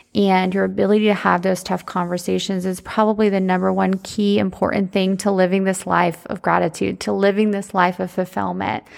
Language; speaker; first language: English; native; English